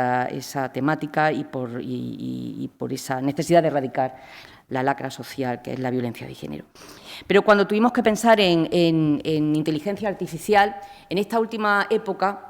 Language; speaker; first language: Spanish; native; Spanish